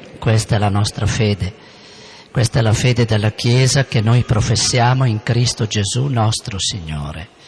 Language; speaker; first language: Italian; native; Italian